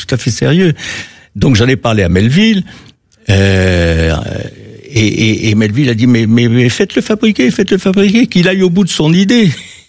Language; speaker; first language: French; native; French